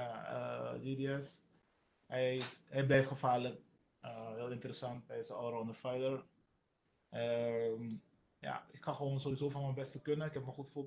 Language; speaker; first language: Dutch; non-native, local second language; Sranan Tongo